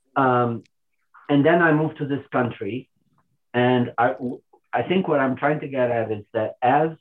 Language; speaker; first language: English; non-native, fluent; Portuguese